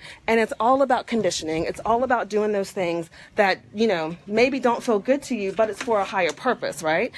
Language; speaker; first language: English; native; English